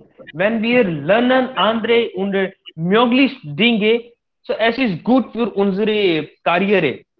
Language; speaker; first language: German; non-native, learner; Hindi